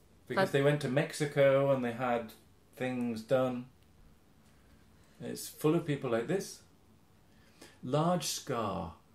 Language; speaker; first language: English; native; English